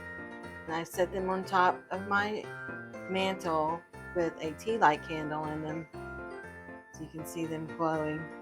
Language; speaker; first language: English; native; English